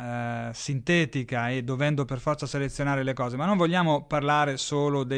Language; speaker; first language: Italian; native; Italian